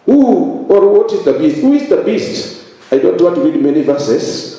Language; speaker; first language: English; non-native, local second language; Swahili